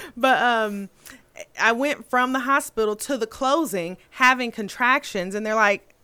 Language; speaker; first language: English; native; English